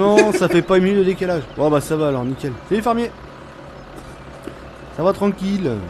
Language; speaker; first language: French; native; French